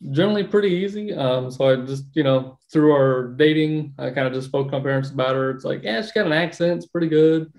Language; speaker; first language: English; native; English